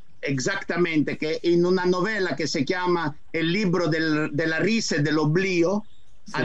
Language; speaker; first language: Spanish; non-native, fluent; Italian